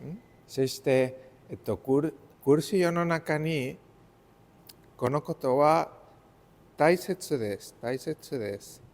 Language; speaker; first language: Japanese; non-native, learner; Spanish